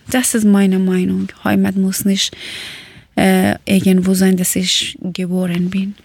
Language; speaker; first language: German; non-native, learner; Persian